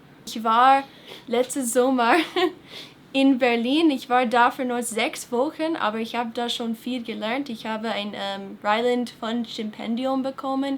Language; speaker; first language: German; non-native, fluent; English